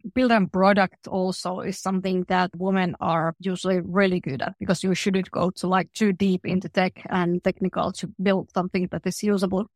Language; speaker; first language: English; non-native, fluent; Finnish